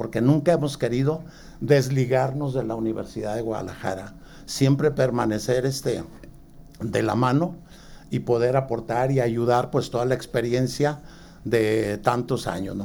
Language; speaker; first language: Spanish; native; Spanish